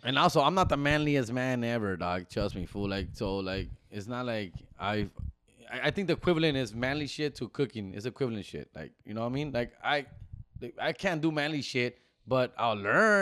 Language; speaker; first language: English; early bilingual, other home language; Spanish